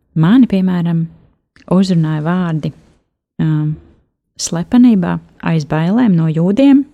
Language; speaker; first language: Latvian; native; Latvian